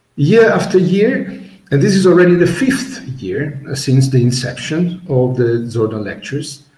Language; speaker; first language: English; non-native, fluent; Italian